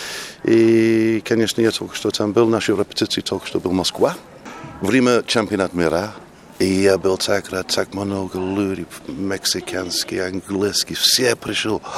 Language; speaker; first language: Russian; non-native, learner; English